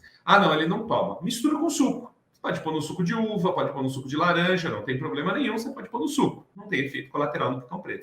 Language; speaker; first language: Portuguese; native; Portuguese